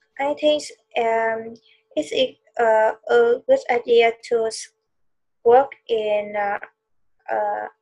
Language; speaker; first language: English; non-native, learner; Vietnamese